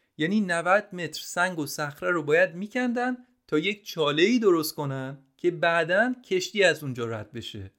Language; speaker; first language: Persian; native; Persian